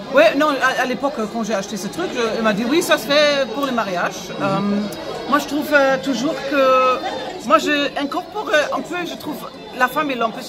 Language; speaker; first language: French; non-native, fluent; German